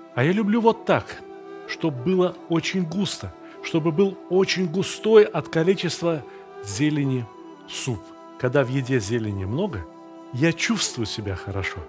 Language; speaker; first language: Russian; native; Russian